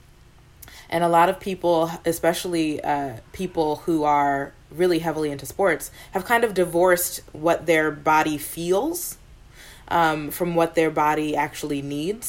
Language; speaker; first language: English; native; English